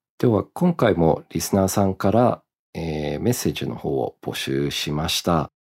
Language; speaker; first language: Japanese; early bilingual, heritage; Japanese